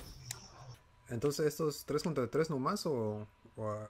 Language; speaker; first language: Spanish; native; Spanish